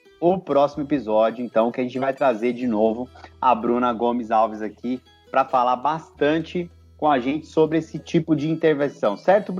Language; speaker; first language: Portuguese; native; Portuguese